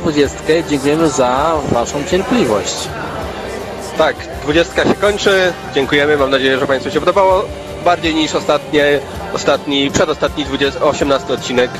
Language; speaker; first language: Polish; native; Polish